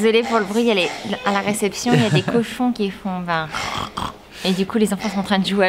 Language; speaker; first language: French; native; French